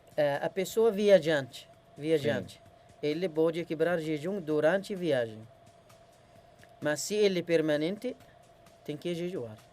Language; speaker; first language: Portuguese; non-native, learner; Arabic